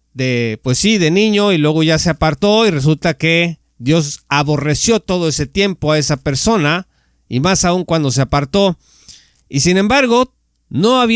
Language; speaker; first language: Spanish; native; Spanish